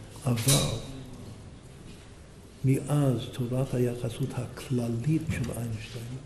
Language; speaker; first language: Hebrew; non-native, fluent; English